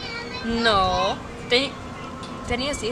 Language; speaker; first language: Spanish; non-native, learner; English